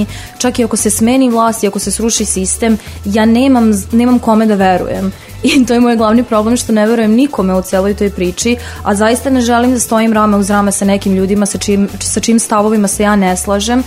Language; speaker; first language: Serbian; native; Serbian